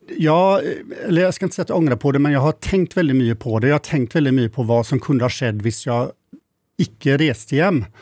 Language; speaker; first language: Swedish; native; Swedish